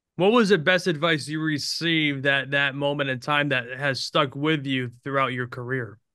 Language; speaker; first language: English; native; English